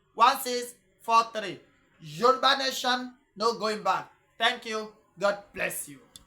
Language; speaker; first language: English; non-native, local second language; Yoruba